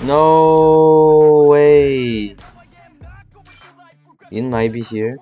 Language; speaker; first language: English; non-native, fluent; French